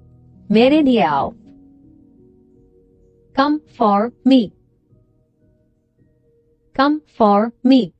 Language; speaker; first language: English; non-native, fluent; Urdu